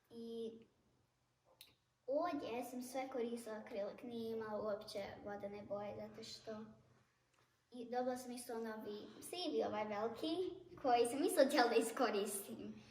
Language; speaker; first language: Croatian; early bilingual, heritage; Bosnian